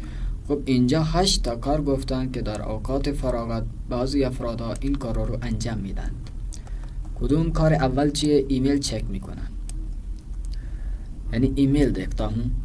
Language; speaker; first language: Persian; non-native, fluent; Urdu